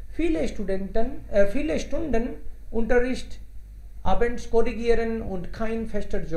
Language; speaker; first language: German; non-native, fluent; Hindi